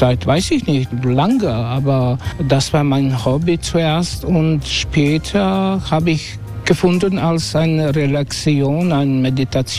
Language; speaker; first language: German; non-native, learner; Croatian